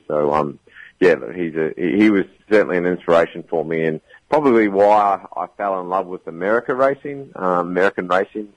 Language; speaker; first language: English; native; English